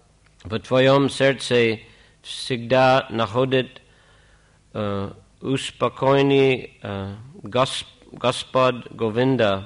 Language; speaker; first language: Russian; non-native, fluent; English